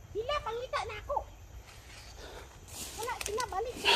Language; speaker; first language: Cebuano; non-native, local second language; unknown